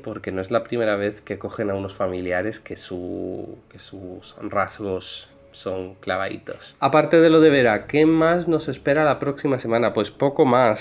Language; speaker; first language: Spanish; native; Spanish